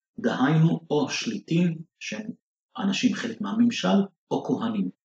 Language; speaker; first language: Hebrew; non-native, local second language; Arabic